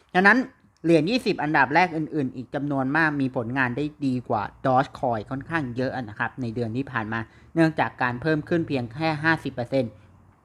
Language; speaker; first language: Thai; native; Thai